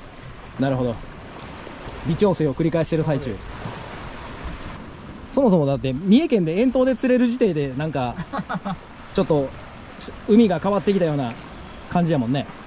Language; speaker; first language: Japanese; native; Japanese